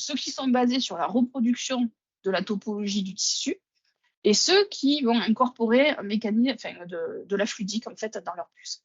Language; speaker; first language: French; native; French